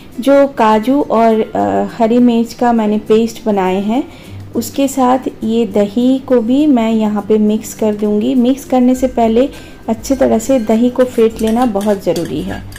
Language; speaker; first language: Hindi; non-native, local second language; Bangla